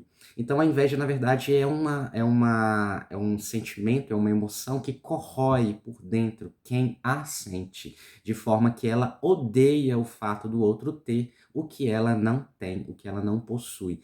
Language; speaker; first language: Portuguese; native; Portuguese